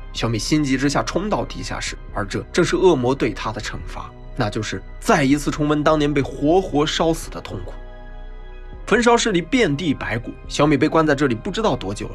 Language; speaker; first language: Chinese; native; Chinese